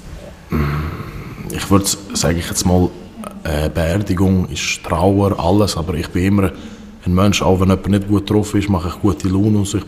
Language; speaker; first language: German; early bilingual, other home language; Albanian